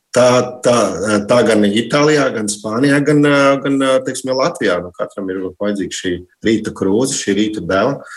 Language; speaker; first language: Latvian; native; Latvian